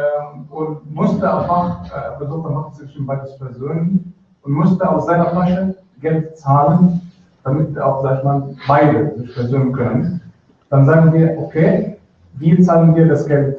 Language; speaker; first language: German; non-native, fluent; Arabic